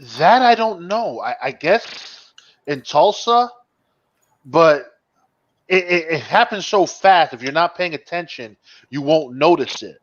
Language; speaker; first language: English; native; English